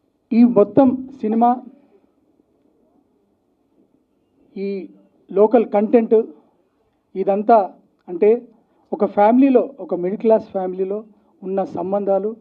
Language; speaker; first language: Telugu; native; Telugu